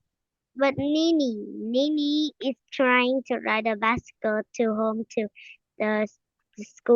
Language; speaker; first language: English; non-native, learner; Vietnamese